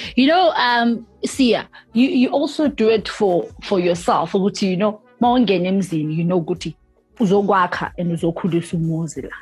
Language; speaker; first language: English; non-native, local second language; Zulu